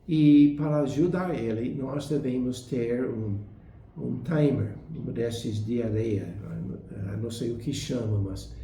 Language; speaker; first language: Portuguese; non-native, fluent; English